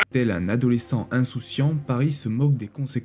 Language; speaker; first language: French; native; French